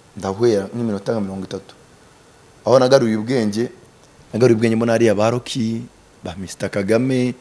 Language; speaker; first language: Kinyarwanda; early bilingual, heritage; Kinyarwanda